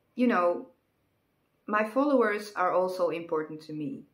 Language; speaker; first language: English; non-native, fluent; Dutch